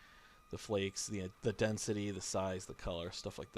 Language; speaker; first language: English; native; English